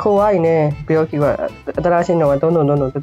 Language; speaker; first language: Japanese; non-native, fluent; Burmese